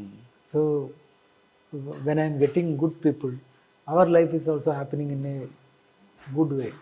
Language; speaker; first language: Telugu; non-native, learner; Malayalam